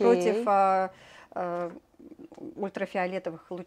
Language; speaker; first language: Russian; native; Russian